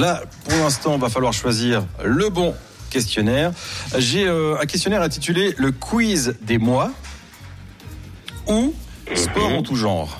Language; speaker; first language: French; native; French